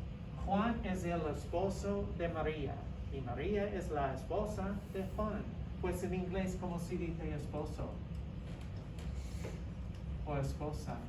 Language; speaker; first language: Spanish; non-native, fluent; English